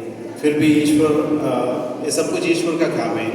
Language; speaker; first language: Hindi; non-native, local second language; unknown